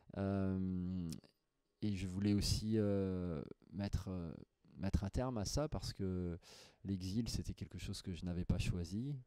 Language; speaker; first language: French; native; French